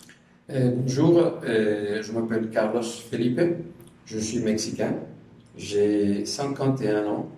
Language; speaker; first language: French; non-native, fluent; Spanish